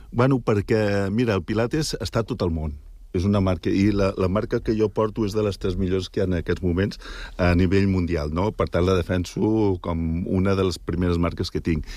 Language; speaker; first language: Catalan; native; Catalan